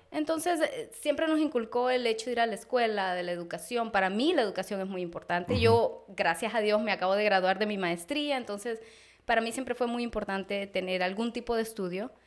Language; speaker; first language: Spanish; native; Spanish